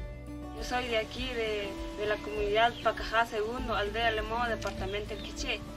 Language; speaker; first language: Spanish; non-native, local second language; Kʼicheʼ